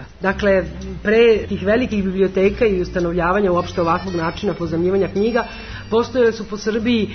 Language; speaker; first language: Serbian; native; Serbian